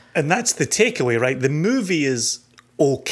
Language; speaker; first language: English; native; English